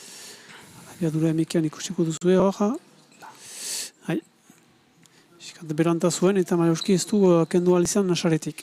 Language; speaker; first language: Basque; native; Basque